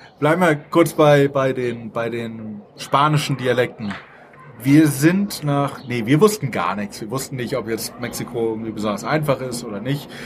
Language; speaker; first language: German; native; German